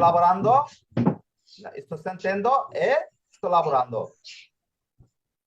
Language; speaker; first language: Italian; non-native, fluent; Bangla